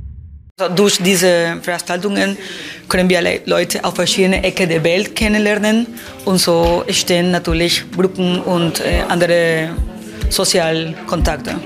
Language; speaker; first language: German; non-native, fluent; Spanish